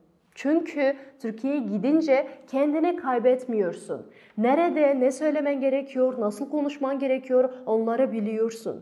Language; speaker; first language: Turkish; non-native, fluent; Kazakh